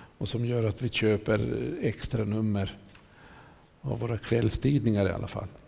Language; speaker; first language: Swedish; native; Swedish